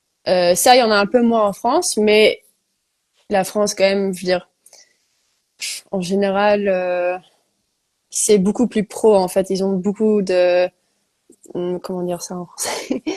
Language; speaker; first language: French; early bilingual, heritage; Dutch